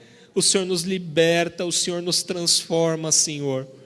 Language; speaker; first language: Portuguese; native; Portuguese